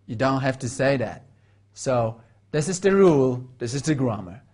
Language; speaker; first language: English; non-native, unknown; Mongolian